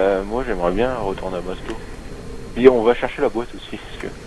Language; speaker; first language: French; native; French